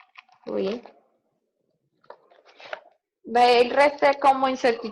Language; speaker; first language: French; non-native, learner; Spanish